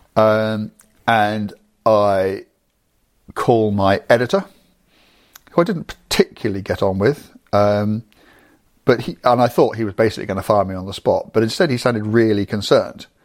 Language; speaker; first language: English; native; English